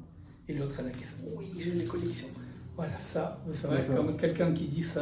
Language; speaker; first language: French; non-native, fluent; Russian